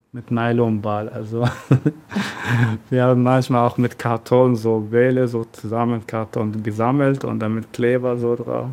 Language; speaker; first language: German; non-native, learner; Arabic